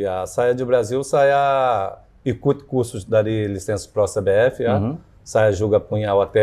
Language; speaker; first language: Indonesian; non-native, fluent; Portuguese